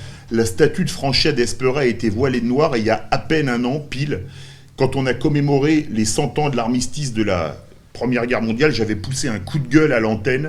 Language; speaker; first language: French; native; French